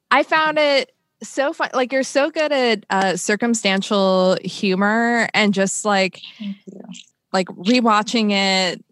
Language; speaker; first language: English; native; English